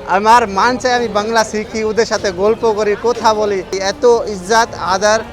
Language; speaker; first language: Bangla; non-native, fluent; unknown